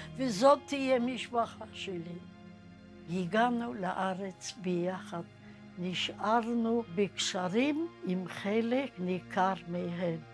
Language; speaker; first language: Hebrew; non-native, fluent; Polish